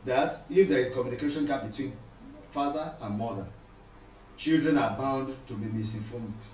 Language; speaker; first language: English; non-native, local second language; Yoruba